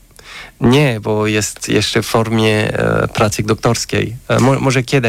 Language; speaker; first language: Polish; non-native, fluent; French